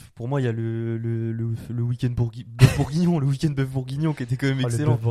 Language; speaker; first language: French; native; French